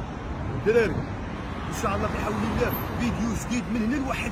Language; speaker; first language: Arabic; native; Arabic